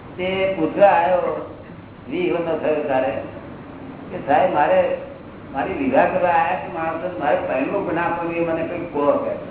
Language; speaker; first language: Gujarati; native; Gujarati